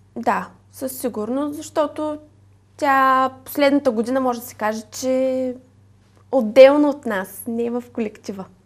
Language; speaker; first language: Bulgarian; native; Bulgarian